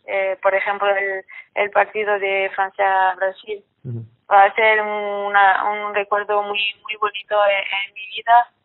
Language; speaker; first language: Spanish; non-native, fluent; French